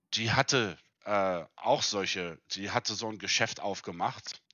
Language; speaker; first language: German; early bilingual, heritage; German